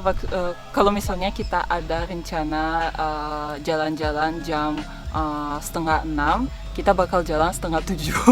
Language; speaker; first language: Indonesian; non-native, fluent; Russian